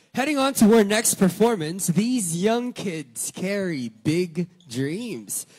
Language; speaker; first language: English; non-native, local second language; Filipino